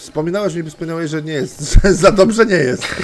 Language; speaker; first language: Polish; native; Polish